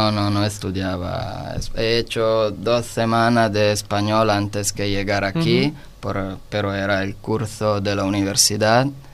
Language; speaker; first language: Spanish; non-native, learner; Italian